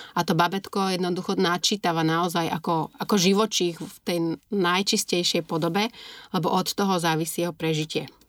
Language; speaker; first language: Slovak; native; Slovak